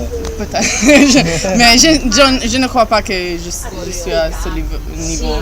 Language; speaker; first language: French; non-native, learner; Italian